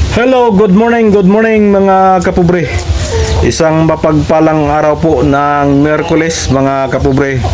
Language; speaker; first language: Filipino; non-native, local second language; Cebuano